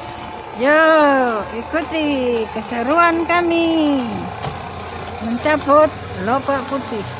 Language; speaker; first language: Indonesian; non-native, local second language; Javanese